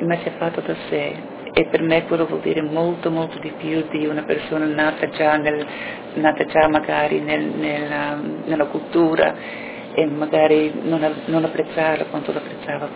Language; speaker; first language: Italian; early bilingual, heritage; Italian